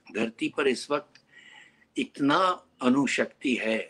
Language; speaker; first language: Hindi; native; Hindi